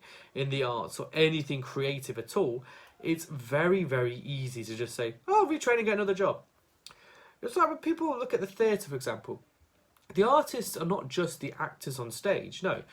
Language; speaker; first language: English; native; English